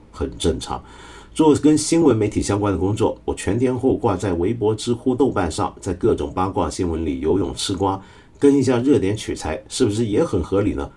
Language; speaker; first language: Chinese; early bilingual, other home language; Cantonese